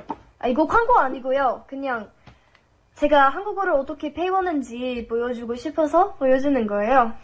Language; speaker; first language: Korean; non-native, fluent; English